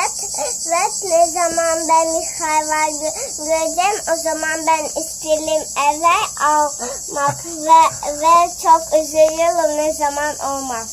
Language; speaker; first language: Turkish; early bilingual, heritage; Turkish